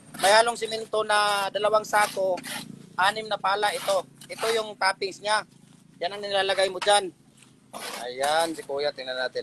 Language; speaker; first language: Filipino; native; Filipino